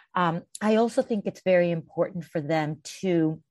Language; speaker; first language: English; early bilingual, heritage; Spanish